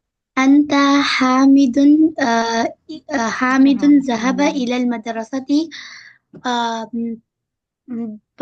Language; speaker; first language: Arabic; non-native, learner; Hindi